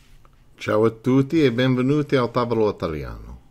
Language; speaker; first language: Italian; non-native, fluent; English